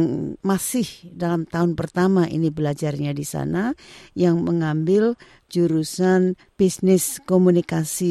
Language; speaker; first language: Indonesian; native; Indonesian